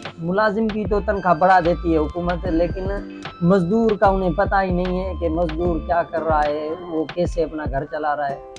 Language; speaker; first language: Urdu; non-native, local second language; Sindhi